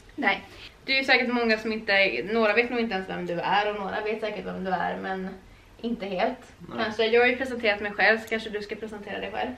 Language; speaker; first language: Swedish; native; Swedish